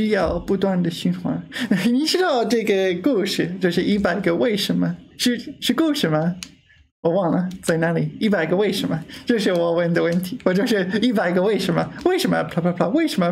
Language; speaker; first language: Chinese; non-native, learner; English